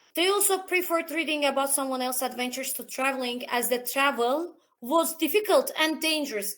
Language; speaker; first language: English; non-native, fluent; Azerbaijani